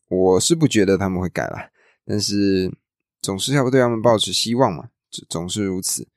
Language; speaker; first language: Chinese; native; Chinese